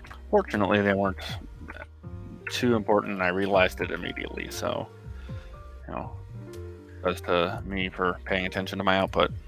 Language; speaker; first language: English; native; English